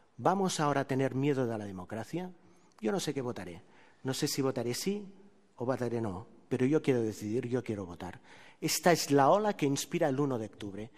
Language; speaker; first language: Spanish; non-native, local second language; Catalan